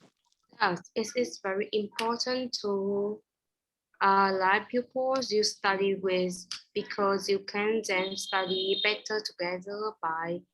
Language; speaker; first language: English; non-native, learner; Vietnamese